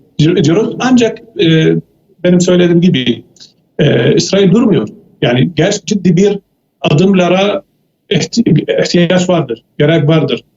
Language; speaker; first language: Turkish; non-native, fluent; Arabic